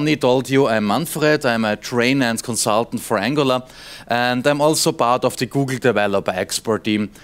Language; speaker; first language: English; non-native, fluent; German